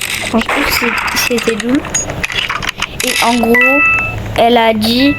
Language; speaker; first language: French; native; French